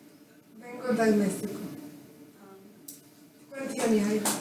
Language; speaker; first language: Italian; non-native, learner; Spanish